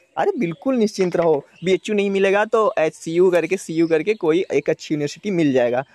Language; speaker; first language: Hindi; native; Hindi